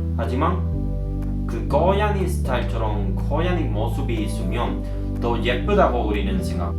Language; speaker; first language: Korean; non-native, learner; Spanish